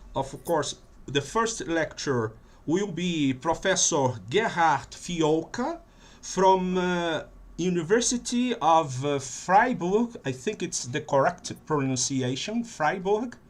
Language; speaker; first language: English; non-native, fluent; Portuguese